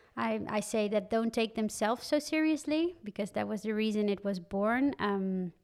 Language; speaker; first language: English; non-native, fluent; Dutch